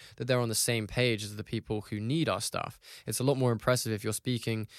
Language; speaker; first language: English; native; English